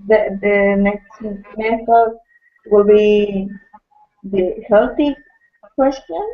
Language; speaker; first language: English; non-native, learner; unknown